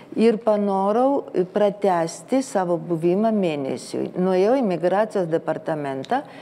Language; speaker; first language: Lithuanian; early bilingual, other home language; Spanish